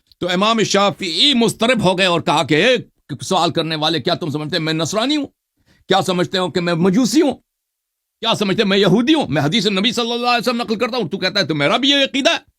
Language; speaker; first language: Urdu; non-native, fluent; Persian